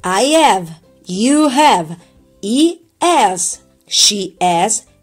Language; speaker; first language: English; non-native, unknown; Italian